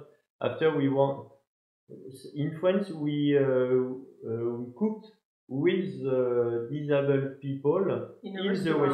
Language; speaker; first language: English; non-native, learner; French